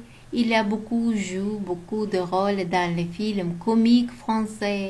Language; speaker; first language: French; non-native, learner; Uzbek